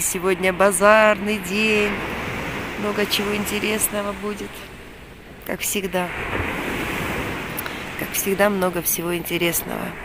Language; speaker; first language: Russian; native; Russian